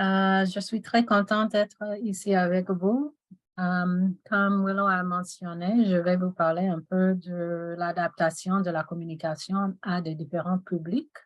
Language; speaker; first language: French; non-native, fluent; English